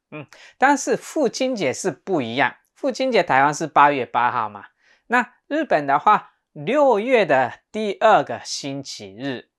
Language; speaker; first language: Chinese; non-native, fluent; Japanese